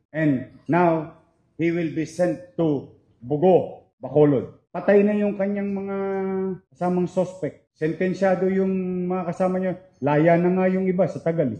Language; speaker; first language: Filipino; native; Filipino